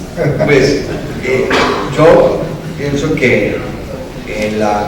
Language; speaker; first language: Spanish; native; Spanish